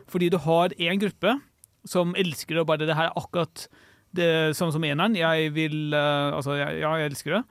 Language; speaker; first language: Norwegian; native; Norwegian